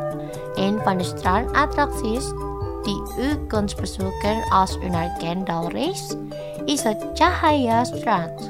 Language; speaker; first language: Dutch; non-native, fluent; Indonesian